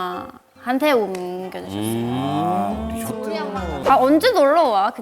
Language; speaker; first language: Korean; non-native, fluent; Thai